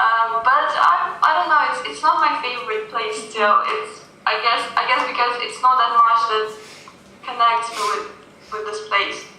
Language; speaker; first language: English; non-native, fluent; Russian